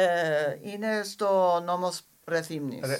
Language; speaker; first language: Greek; non-native, fluent; English